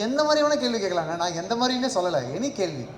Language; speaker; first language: Tamil; native; Tamil